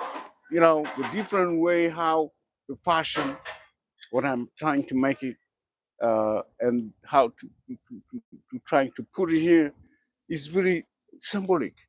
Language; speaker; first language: English; non-native, learner; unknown